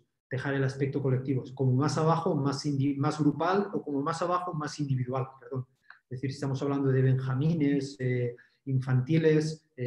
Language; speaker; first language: Spanish; native; Spanish